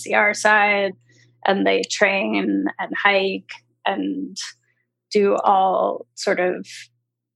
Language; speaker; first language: English; native; English